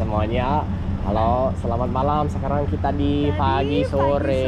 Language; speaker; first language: Indonesian; non-native, learner; English